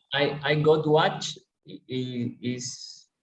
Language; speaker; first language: English; non-native, learner; Spanish